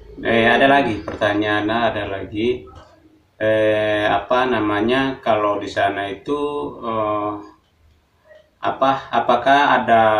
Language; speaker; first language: Indonesian; non-native, local second language; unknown